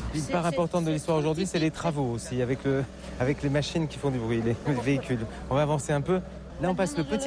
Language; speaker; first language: French; native; French